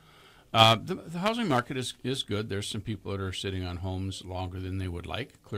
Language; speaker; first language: English; native; English